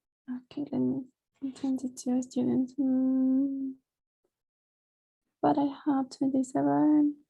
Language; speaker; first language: English; non-native, fluent; Spanish